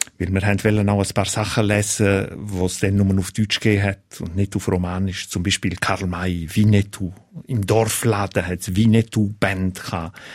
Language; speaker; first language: German; non-native, local second language; Romansh